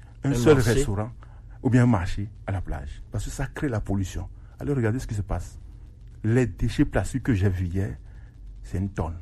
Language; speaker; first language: French; non-native, local second language; Ewe